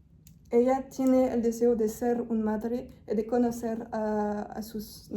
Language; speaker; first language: Spanish; non-native, fluent; French